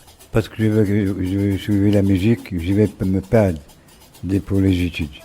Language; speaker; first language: French; non-native, local second language; Arabic